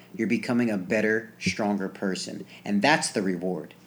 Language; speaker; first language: English; native; English